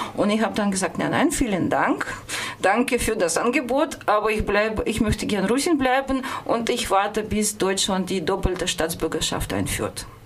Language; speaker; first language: German; non-native, fluent; Russian